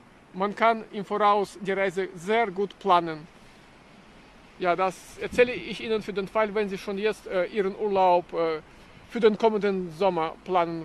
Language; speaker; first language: German; non-native, fluent; Russian